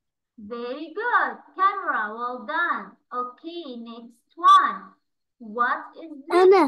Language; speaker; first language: English; non-native, fluent; Arabic